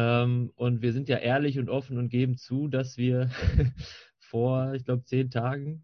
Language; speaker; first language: German; native; German